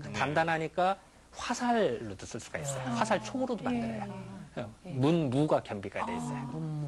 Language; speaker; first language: Korean; native; Korean